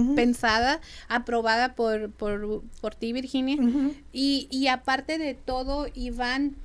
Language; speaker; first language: Spanish; native; Spanish